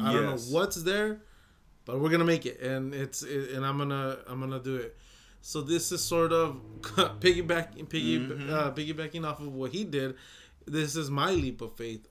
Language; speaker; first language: English; early bilingual, other home language; Spanish